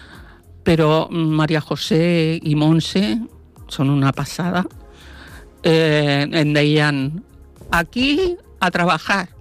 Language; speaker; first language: Catalan; non-native, local second language; Spanish